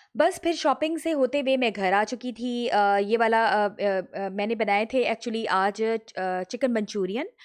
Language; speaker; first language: Urdu; native; Urdu